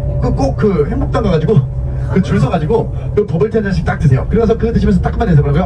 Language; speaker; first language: Korean; native; Korean